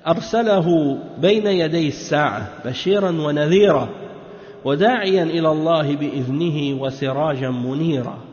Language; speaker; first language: Arabic; non-native, fluent; French